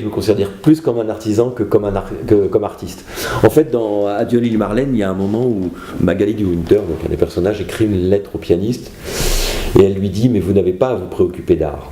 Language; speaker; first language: French; native; French